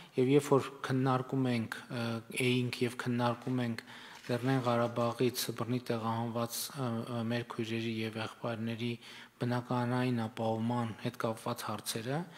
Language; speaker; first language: Armenian; native; Armenian